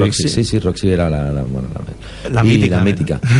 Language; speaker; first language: Spanish; native; Spanish